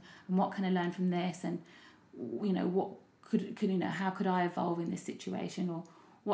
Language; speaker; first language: English; native; English